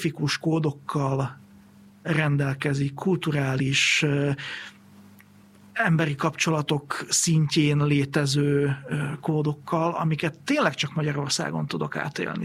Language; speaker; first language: Hungarian; native; Hungarian